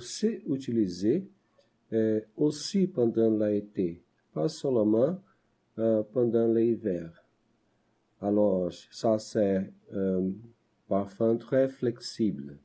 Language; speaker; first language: French; non-native, learner; Portuguese